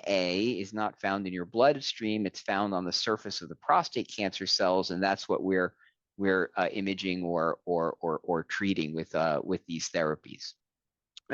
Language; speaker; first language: English; native; English